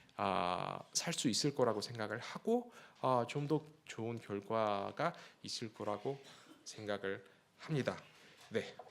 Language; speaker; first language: Korean; non-native, fluent; Russian